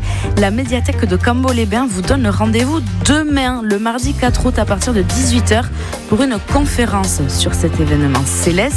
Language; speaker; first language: French; native; French